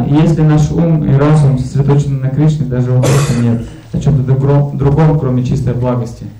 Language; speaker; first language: Russian; native; Russian